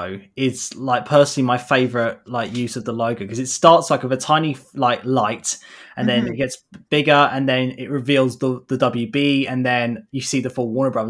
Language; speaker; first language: English; native; English